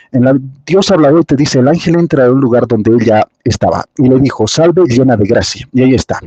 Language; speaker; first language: Spanish; native; Spanish